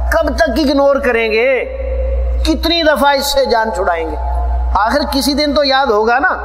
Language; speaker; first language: Urdu; non-native, local second language; Punjabi